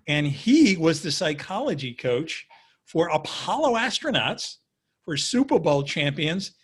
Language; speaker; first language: English; native; English